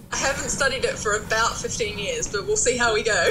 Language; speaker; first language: English; native; English